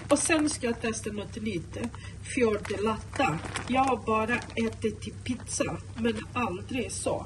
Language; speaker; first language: Swedish; non-native, fluent; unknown